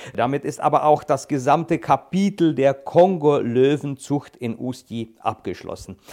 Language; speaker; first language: German; non-native, fluent; Czech